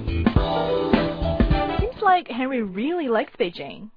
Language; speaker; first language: English; non-native, fluent; Chinese